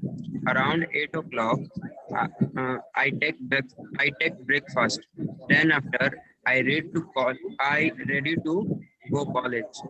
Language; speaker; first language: English; non-native, learner; Hindi